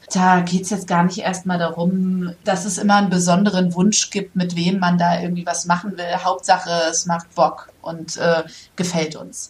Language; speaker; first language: German; native; German